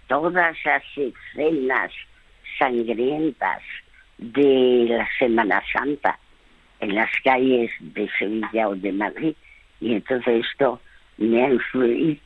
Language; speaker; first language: Spanish; non-native, fluent; French